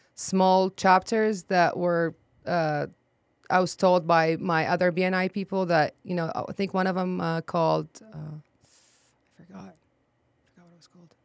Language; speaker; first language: English; non-native, fluent; Arabic